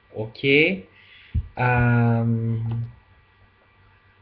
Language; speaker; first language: Indonesian; non-native, learner; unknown